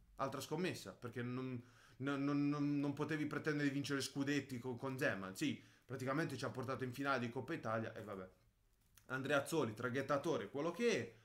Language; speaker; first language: Italian; native; Italian